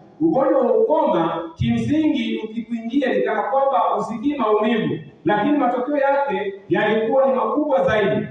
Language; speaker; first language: Swahili; non-native, local second language; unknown